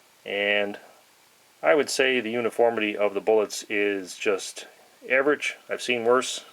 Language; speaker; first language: English; native; English